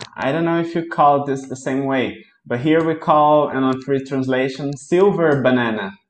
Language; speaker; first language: English; non-native, fluent; Portuguese